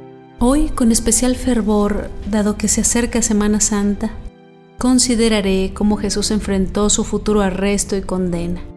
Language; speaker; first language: Spanish; native; Spanish